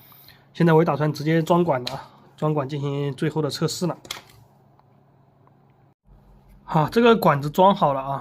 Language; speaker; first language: Chinese; native; Chinese